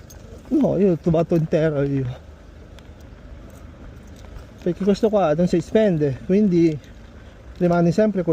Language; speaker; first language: Italian; non-native, learner; Filipino